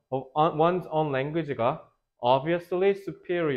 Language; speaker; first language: English; non-native, fluent; Korean